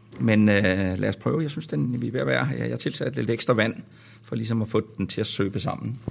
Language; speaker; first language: Danish; native; Danish